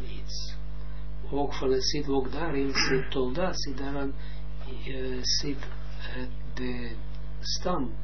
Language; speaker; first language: Dutch; non-native, fluent; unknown